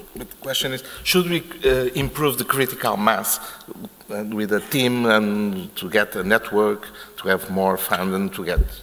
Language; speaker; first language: English; non-native, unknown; Portuguese